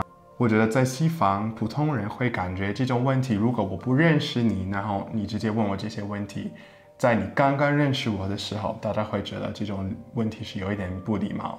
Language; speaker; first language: Chinese; non-native, fluent; English